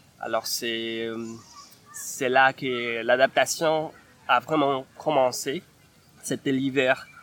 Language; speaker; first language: French; non-native, fluent; Spanish